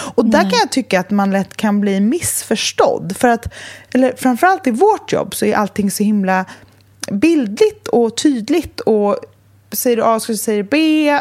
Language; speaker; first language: Swedish; native; Swedish